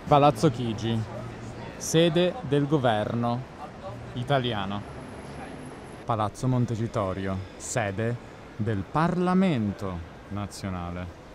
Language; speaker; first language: Italian; native; Italian